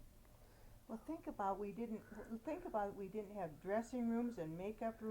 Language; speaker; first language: English; native; English